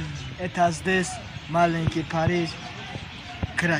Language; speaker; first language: Russian; non-native, learner; Tajik